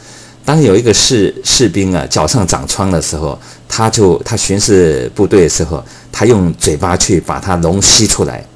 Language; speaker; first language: Chinese; native; Chinese